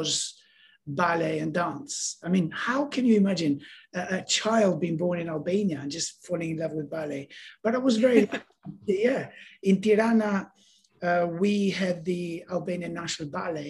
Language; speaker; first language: English; non-native, fluent; Albanian